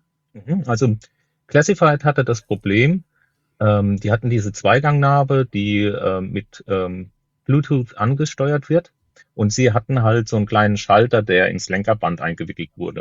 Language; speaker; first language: German; native; German